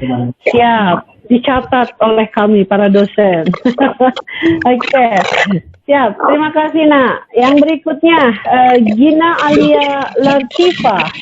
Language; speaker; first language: Indonesian; native; Indonesian